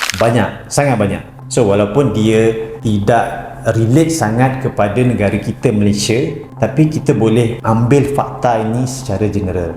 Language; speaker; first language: Malay; native; Malay